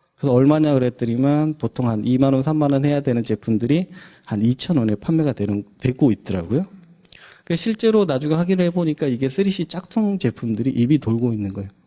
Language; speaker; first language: Korean; native; Korean